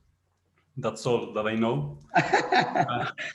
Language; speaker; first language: English; non-native, fluent; Spanish